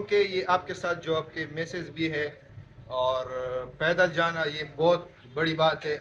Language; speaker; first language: Hindi; non-native, local second language; Pashto